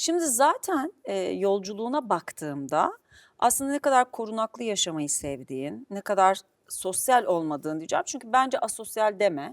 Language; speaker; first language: Turkish; native; Turkish